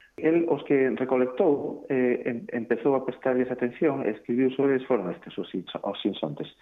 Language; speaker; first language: Galician; native; Galician